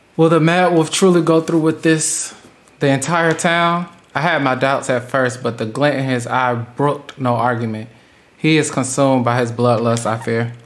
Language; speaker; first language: English; native; English